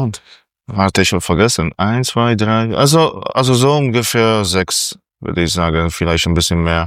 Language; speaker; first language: German; non-native, fluent; Polish